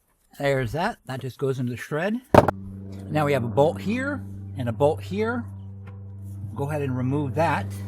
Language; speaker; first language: English; native; English